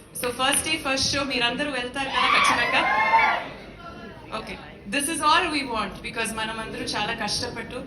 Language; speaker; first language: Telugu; non-native, learner; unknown